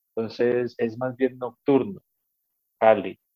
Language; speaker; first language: Spanish; native; Spanish